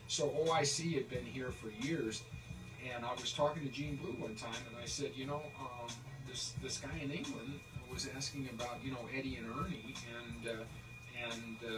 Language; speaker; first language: English; native; English